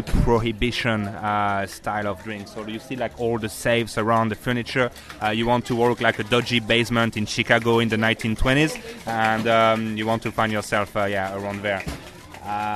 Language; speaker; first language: English; non-native, fluent; French